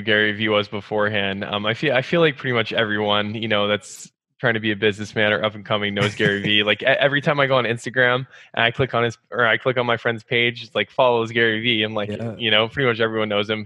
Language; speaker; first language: English; native; English